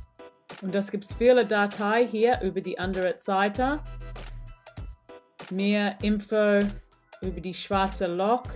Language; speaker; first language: German; non-native, learner; English